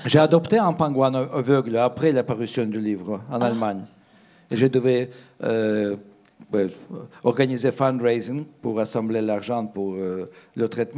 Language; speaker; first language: French; non-native, fluent; Russian